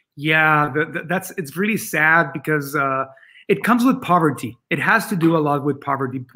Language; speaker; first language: English; non-native, fluent; Spanish